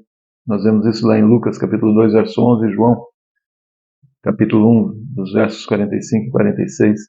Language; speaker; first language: Portuguese; native; Portuguese